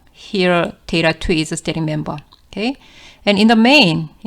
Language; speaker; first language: English; non-native, fluent; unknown